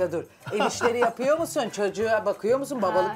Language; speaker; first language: Turkish; native; Turkish